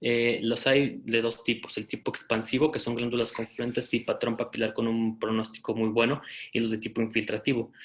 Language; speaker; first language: Spanish; native; Spanish